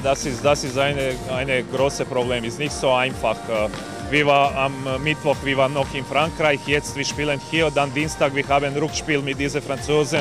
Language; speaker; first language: German; non-native, fluent; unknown